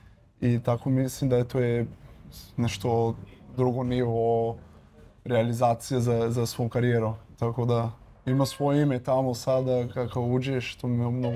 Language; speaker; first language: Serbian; non-native, learner; Portuguese